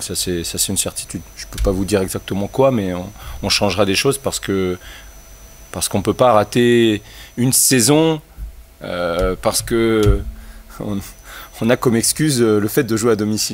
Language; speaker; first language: French; native; French